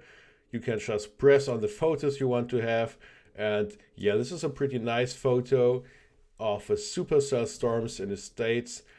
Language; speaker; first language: English; non-native, fluent; German